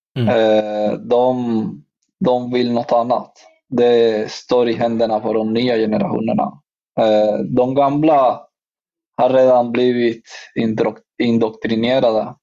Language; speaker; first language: Swedish; non-native, fluent; Spanish